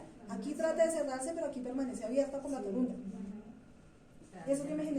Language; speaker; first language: Spanish; native; Spanish